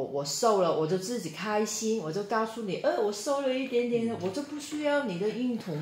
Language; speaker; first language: Chinese; non-native, local second language; Cantonese